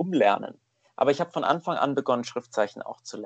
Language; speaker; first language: German; native; German